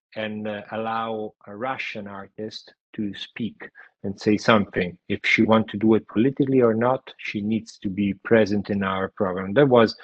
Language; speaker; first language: English; non-native, fluent; Italian